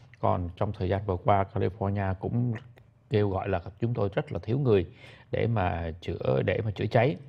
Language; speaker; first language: Vietnamese; native; Vietnamese